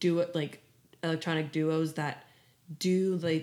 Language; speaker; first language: English; non-native, fluent; Spanish